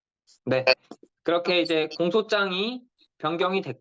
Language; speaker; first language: Korean; native; Korean